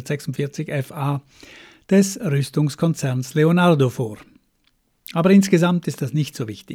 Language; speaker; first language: German; native; German